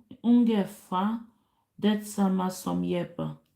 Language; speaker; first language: Swedish; non-native, learner; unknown